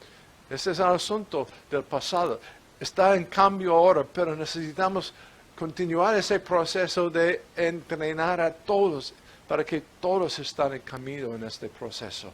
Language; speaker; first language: Spanish; non-native, fluent; English